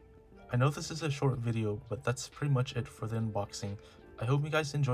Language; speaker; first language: English; native; English